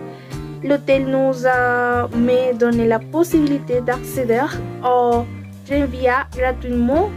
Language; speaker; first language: French; non-native, learner; Spanish